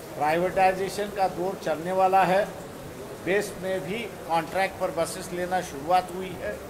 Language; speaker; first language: Hindi; non-native, local second language; Marathi